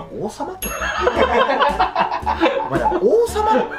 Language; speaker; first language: Japanese; native; Japanese